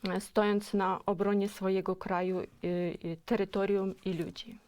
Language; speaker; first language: Polish; non-native, fluent; Ukrainian